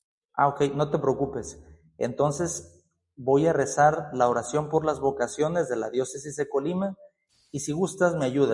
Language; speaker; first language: Spanish; native; Spanish